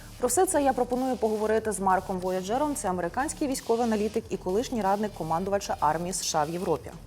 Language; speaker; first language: Ukrainian; native; Ukrainian